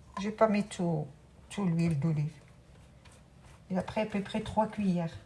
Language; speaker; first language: French; non-native, local second language; Arabic